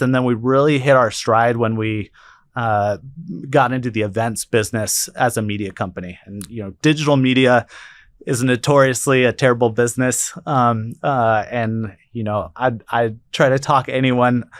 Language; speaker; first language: English; native; English